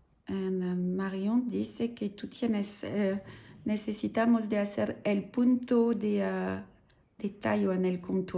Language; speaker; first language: Spanish; non-native, learner; French